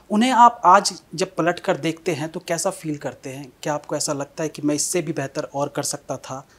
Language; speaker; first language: Hindi; native; Hindi